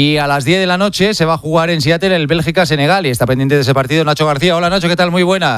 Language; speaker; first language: Spanish; native; Spanish